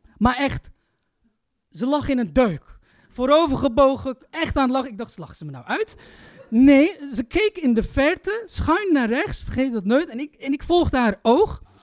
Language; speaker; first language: Dutch; early bilingual, other home language; Turkish